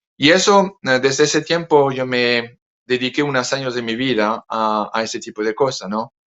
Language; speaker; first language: Spanish; non-native, fluent; French